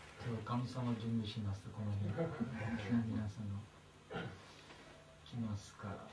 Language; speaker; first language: Japanese; non-native, learner; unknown